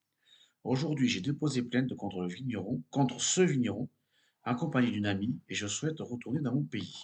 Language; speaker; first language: French; native; French